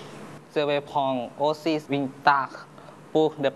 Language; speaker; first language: French; non-native, learner; Thai